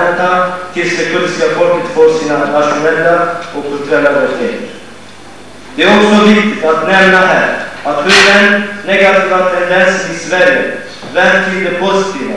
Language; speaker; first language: Swedish; non-native, fluent; Kurdish